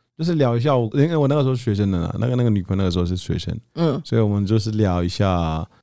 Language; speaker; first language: Chinese; non-native, fluent; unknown